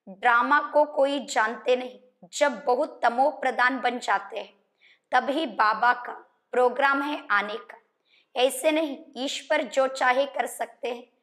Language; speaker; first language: Hindi; non-native, local second language; Kannada